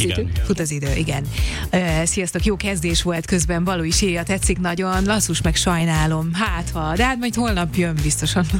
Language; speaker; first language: Hungarian; native; Hungarian